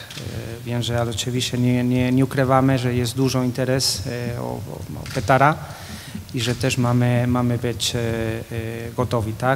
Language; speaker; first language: Polish; non-native, fluent; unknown